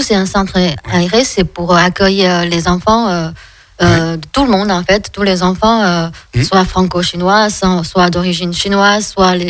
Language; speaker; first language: French; non-native, fluent; Chinese